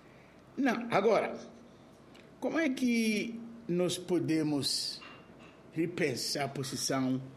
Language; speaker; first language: Portuguese; non-native, fluent; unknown